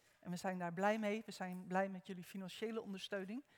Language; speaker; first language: Dutch; native; Dutch